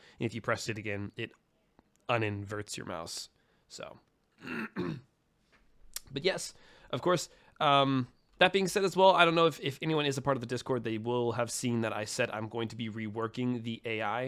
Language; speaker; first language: English; native; English